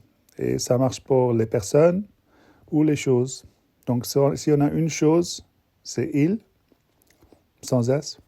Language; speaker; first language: French; non-native, fluent; English